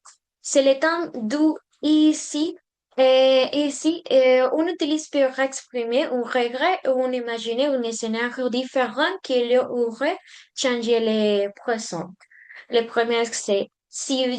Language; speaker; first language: French; non-native, learner; Spanish